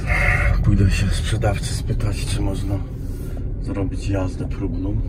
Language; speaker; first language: Polish; native; Polish